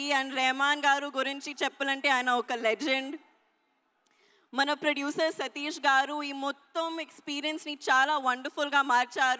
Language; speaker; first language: Telugu; non-native, learner; Hindi